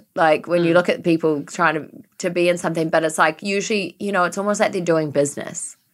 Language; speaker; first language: English; native; English